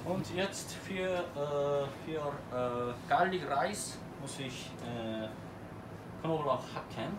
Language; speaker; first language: German; non-native, learner; Korean